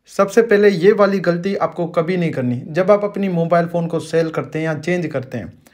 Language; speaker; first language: Urdu; non-native, local second language; Sindhi